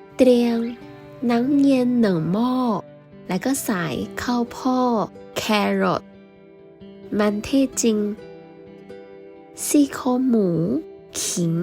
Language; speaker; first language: Thai; non-native, fluent; Chinese